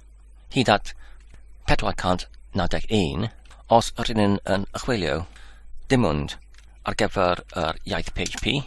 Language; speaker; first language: Welsh; non-native, learner; Polish